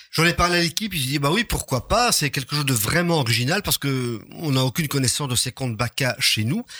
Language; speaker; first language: French; native; French